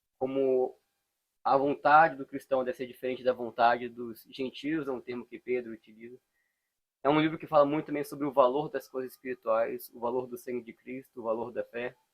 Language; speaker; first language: Portuguese; native; Portuguese